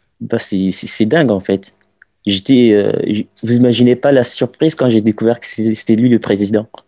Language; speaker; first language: French; non-native, fluent; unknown